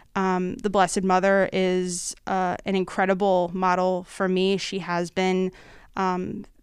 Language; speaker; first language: English; native; English